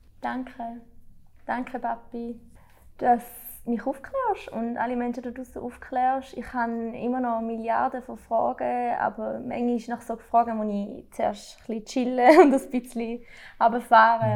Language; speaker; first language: German; early bilingual, other home language; Albanian